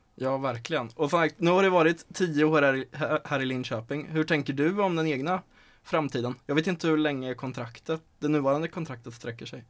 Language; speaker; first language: Swedish; native; Swedish